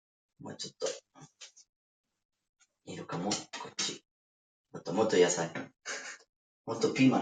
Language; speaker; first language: Japanese; non-native, learner; Spanish